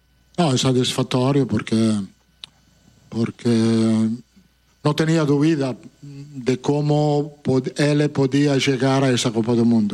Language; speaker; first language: Portuguese; non-native, fluent; Italian